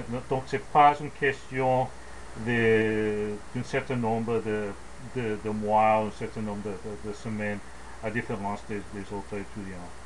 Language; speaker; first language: French; non-native, learner; English